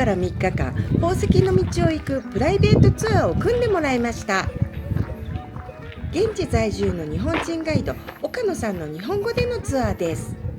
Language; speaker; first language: Japanese; native; Japanese